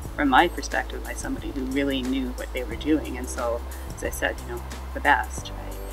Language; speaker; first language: English; native; English